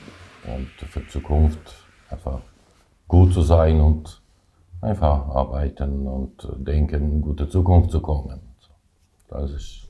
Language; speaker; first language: German; non-native, learner; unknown